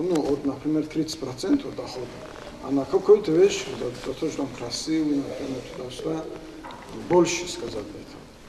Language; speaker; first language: Russian; non-native, local second language; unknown